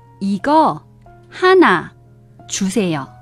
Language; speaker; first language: Korean; non-native, fluent; Chinese